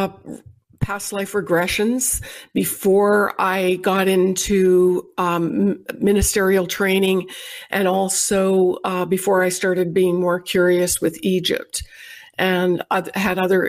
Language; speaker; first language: English; native; English